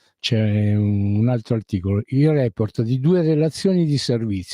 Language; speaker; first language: Italian; native; Italian